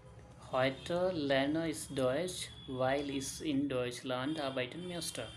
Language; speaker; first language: German; non-native, learner; Hindi